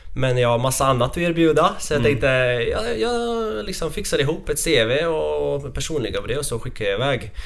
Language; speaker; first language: Swedish; non-native, fluent; Latvian